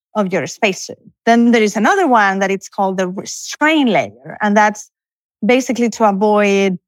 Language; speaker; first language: English; non-native, fluent; Spanish